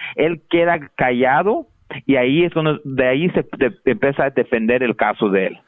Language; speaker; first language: Spanish; early bilingual, heritage; Spanish